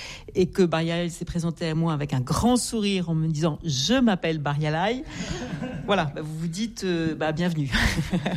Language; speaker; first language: French; native; French